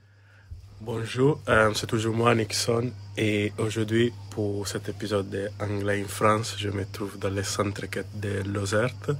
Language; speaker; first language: French; non-native, fluent; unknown